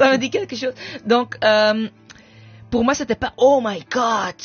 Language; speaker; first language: French; non-native, fluent; English